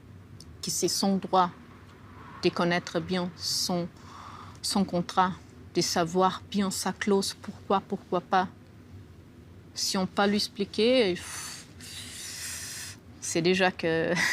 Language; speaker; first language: French; non-native, fluent; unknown